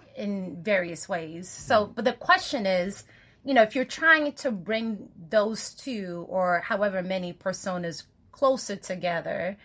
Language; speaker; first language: English; early bilingual, other home language; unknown